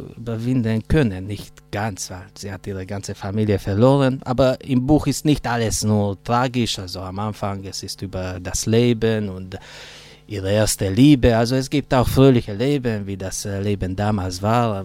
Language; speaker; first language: German; non-native, fluent; Hungarian